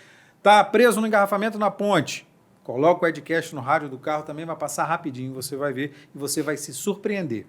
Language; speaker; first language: Portuguese; native; Portuguese